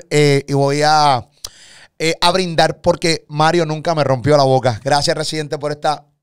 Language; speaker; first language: Spanish; native; Spanish